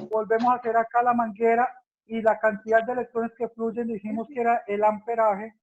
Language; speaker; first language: Spanish; native; Spanish